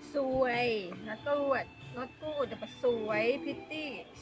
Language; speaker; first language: English; non-native, learner; Thai